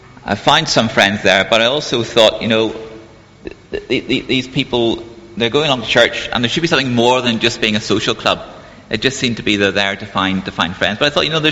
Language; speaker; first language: English; native; English